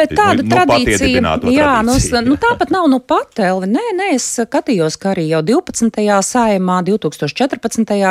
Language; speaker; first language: Latvian; native; Latvian